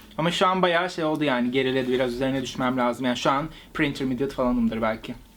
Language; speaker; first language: Turkish; native; Turkish